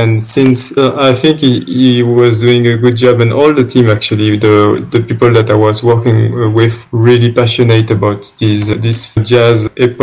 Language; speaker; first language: English; non-native, fluent; French